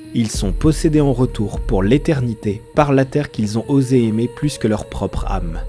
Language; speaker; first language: French; native; French